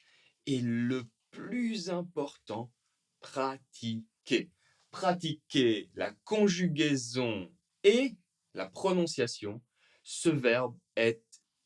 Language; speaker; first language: French; native; French